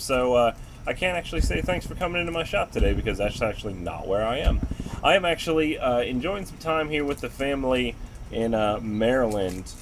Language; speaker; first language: English; native; English